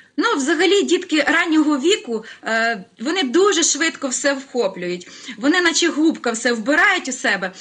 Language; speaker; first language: Ukrainian; native; Ukrainian